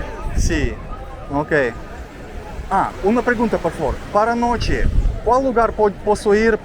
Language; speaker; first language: Portuguese; non-native, learner; Russian